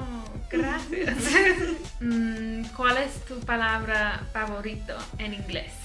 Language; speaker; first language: Spanish; non-native, learner; English